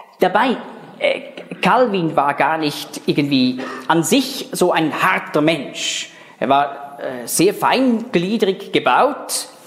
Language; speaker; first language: German; native; German